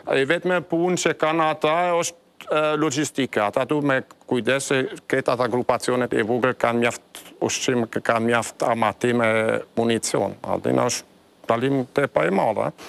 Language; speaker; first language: Albanian; non-native, fluent; German